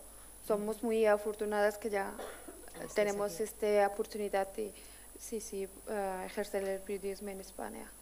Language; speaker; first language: Spanish; non-native, fluent; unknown